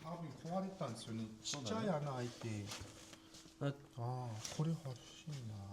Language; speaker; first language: Japanese; non-native, fluent; Mongolian